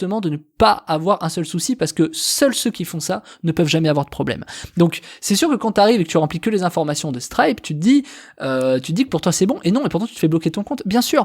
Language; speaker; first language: French; native; French